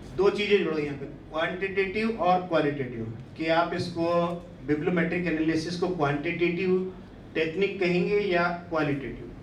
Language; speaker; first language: Hindi; native; Hindi